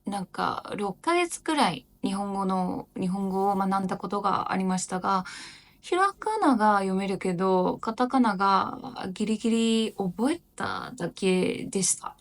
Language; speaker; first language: Japanese; non-native, learner; Chinese